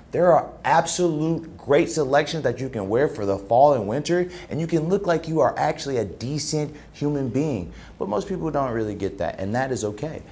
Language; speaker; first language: English; native; English